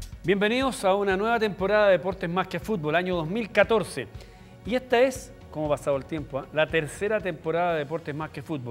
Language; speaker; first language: Spanish; native; Spanish